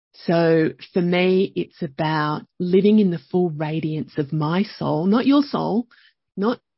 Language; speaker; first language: English; native; English